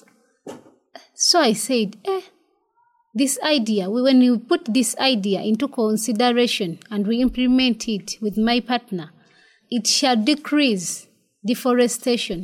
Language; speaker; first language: English; non-native, local second language; Ganda